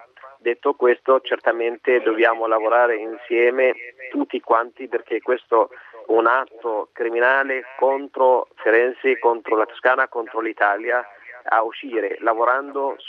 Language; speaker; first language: Italian; non-native, fluent; Arabic